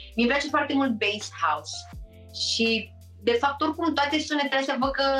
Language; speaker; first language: Romanian; early bilingual, heritage; Romanian